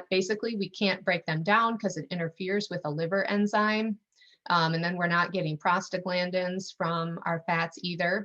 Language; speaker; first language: English; native; English